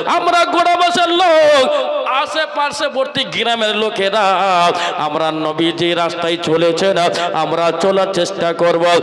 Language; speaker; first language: Bangla; non-native, local second language; Urdu